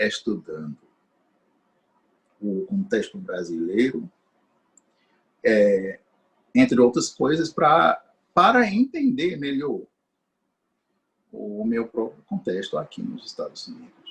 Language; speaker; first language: Portuguese; non-native, fluent; English